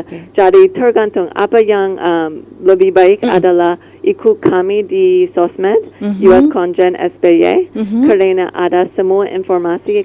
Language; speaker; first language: Indonesian; non-native, learner; English